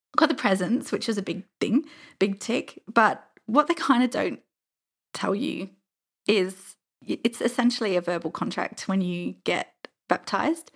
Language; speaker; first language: English; native; English